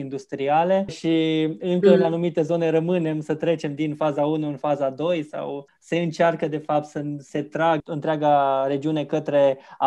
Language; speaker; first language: Romanian; native; Romanian